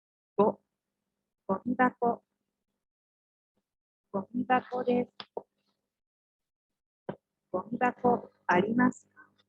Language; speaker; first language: Japanese; non-native, learner; Indonesian